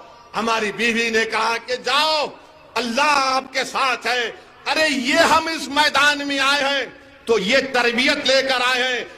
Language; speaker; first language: Urdu; native; Urdu